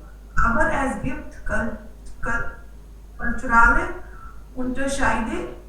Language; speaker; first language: German; non-native, learner; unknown